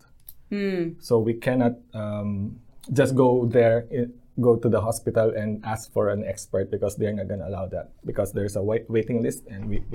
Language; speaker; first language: English; non-native, local second language; Filipino